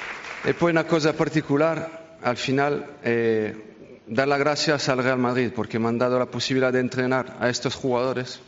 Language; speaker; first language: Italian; non-native, fluent; French